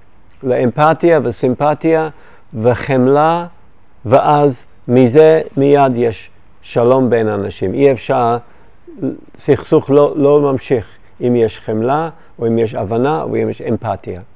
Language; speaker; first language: Hebrew; non-native, fluent; English